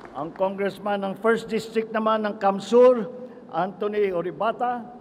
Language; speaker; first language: Filipino; native; Filipino